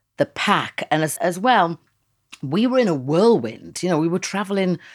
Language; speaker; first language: English; native; English